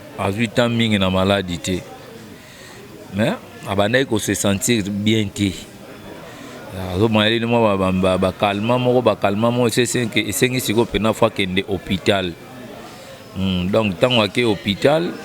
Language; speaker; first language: Lingala; native; Lingala